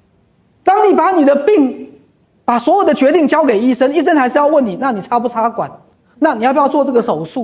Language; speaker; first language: Chinese; native; Chinese